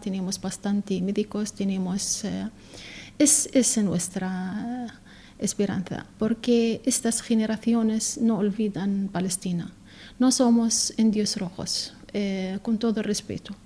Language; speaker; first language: Spanish; non-native, learner; Arabic